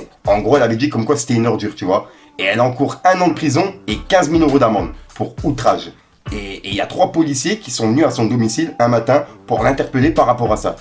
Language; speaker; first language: French; native; French